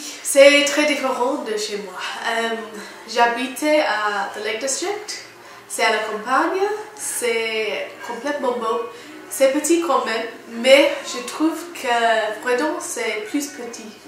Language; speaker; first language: French; non-native, fluent; English